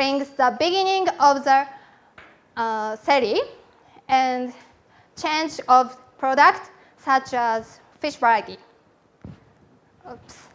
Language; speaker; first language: English; non-native, learner; Japanese